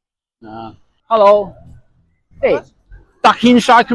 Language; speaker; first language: Welsh; non-native, learner; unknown